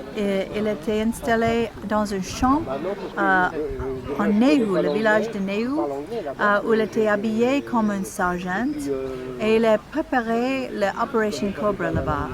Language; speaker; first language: French; non-native, learner; English